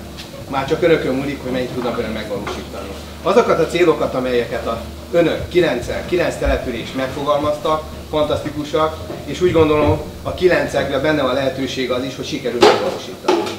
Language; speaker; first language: Hungarian; native; Hungarian